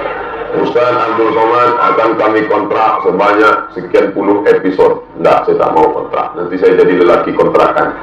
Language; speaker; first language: Indonesian; non-native, local second language; Malay